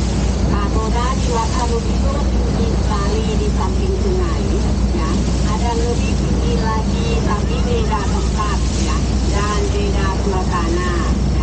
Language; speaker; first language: Indonesian; non-native, fluent; Thai